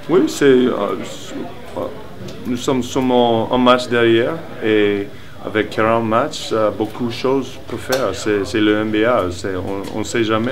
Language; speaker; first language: French; non-native, learner; English